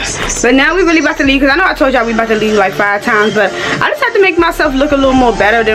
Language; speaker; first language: English; native; English